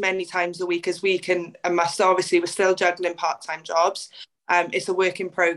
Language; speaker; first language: English; native; English